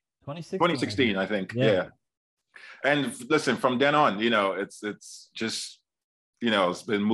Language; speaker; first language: English; native; English